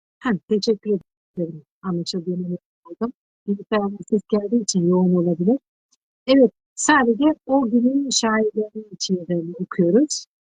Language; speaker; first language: Turkish; native; Turkish